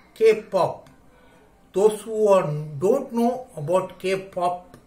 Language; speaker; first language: English; non-native, local second language; Tamil